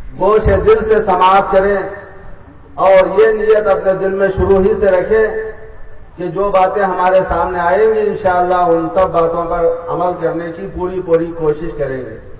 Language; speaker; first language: Urdu; native; Urdu